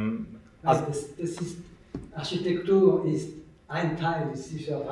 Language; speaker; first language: German; non-native, learner; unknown